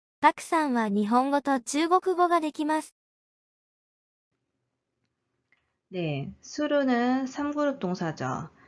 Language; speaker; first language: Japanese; non-native, fluent; Korean